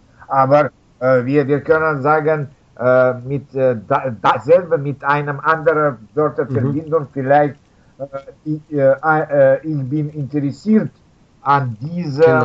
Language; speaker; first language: German; non-native, learner; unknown